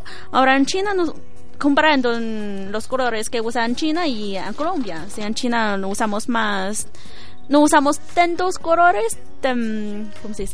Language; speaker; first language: Spanish; non-native, learner; Chinese